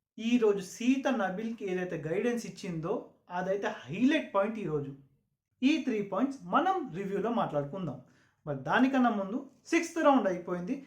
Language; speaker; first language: Telugu; non-native, local second language; Urdu